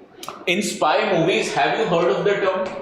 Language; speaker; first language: English; non-native, local second language; Hindi